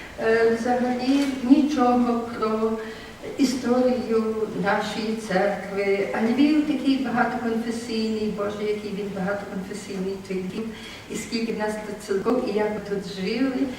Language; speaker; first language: Ukrainian; native; Ukrainian